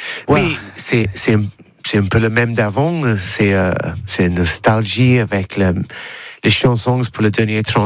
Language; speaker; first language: French; non-native, learner; English